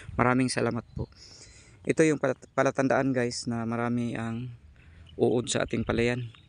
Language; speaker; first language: Filipino; non-native, local second language; Cebuano